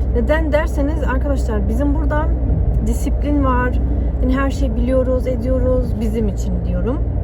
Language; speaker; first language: Turkish; early bilingual, heritage; Turkish